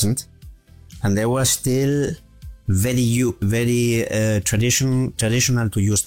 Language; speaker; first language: English; non-native, fluent; German